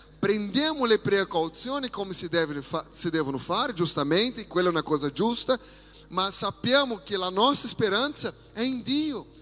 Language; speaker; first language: Italian; non-native, fluent; Portuguese